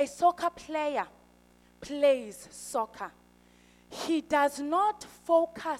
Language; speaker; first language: English; non-native, local second language; Xhosa